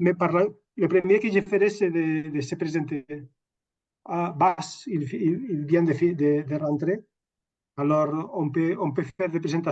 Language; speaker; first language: French; non-native, fluent; Catalan